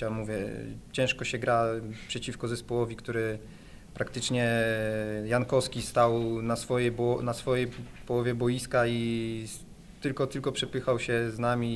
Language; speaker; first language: Polish; native; Polish